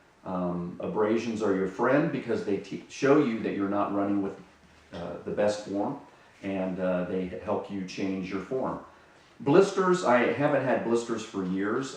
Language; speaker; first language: English; native; English